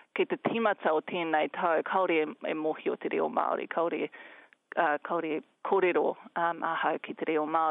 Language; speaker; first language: Māori; non-native, learner; English